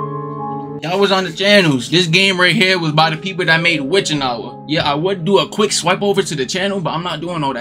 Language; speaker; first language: English; native; English